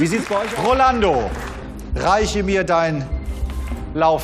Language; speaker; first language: German; native; German